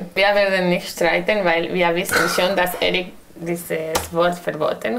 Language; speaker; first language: German; non-native, learner; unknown